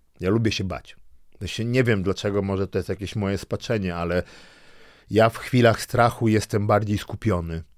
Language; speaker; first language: Polish; early bilingual, other home language; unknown